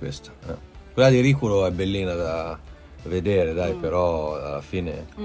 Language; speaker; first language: Italian; native; Italian